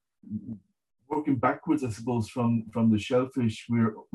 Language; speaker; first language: English; native; English